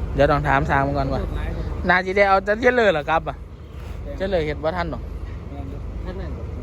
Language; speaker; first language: Thai; non-native, fluent; Korean